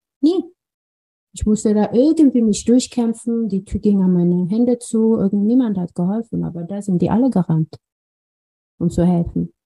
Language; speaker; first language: German; non-native, fluent; Amharic